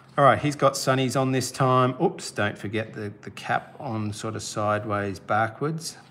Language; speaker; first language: English; native; English